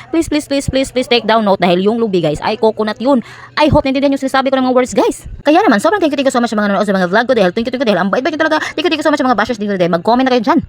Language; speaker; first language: Filipino; non-native, local second language; Cebuano